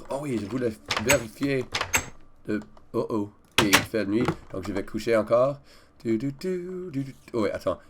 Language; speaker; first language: French; non-native, learner; English